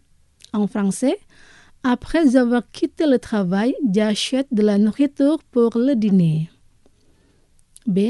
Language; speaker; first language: French; non-native, fluent; Indonesian